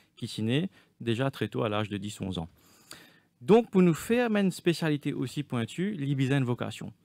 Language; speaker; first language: French; non-native, local second language; Morisyen